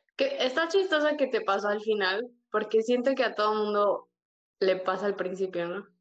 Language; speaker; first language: Spanish; native; Spanish